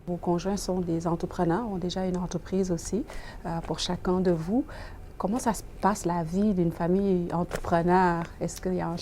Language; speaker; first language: French; native; French